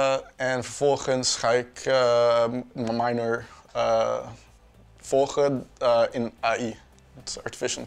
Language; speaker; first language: Dutch; non-native, local second language; Papiamento